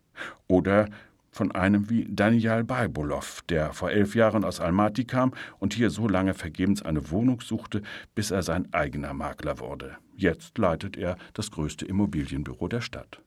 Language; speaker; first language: German; native; German